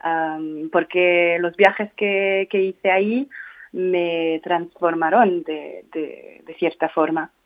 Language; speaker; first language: Spanish; non-native, fluent; French